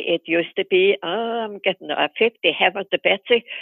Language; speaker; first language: English; non-native, fluent; Icelandic